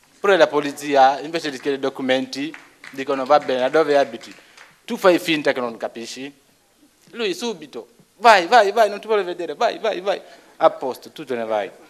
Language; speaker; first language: Italian; non-native, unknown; Luo (Kenya and Tanzania)